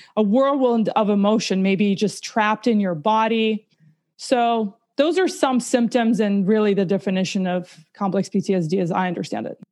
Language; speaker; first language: English; early bilingual, other home language; Russian